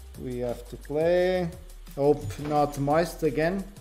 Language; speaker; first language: English; non-native, learner; Portuguese